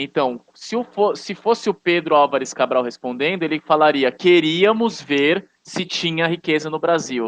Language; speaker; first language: Portuguese; native; Portuguese